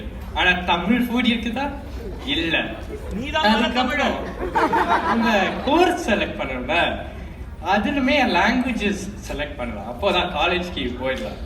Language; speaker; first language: Tamil; early bilingual, heritage; Tamil